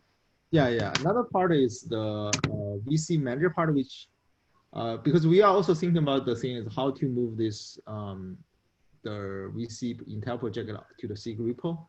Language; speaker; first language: English; non-native, fluent; Chinese